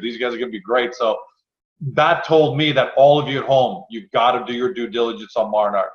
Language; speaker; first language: English; native; English